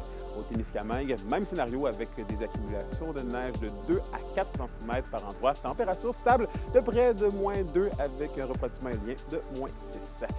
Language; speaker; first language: French; native; French